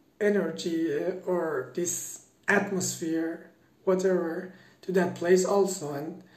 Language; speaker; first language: English; non-native, fluent; Persian